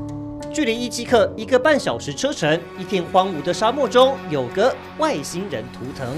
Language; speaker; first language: Chinese; native; Chinese